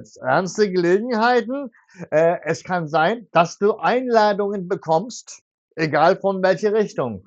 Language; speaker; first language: German; non-native, fluent; Turkish